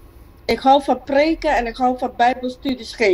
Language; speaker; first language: Dutch; non-native, local second language; Papiamento